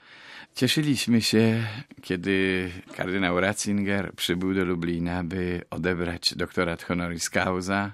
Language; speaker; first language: Polish; native; Polish